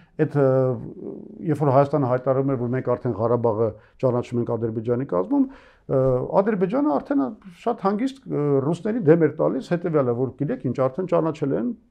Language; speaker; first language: Armenian; native; Armenian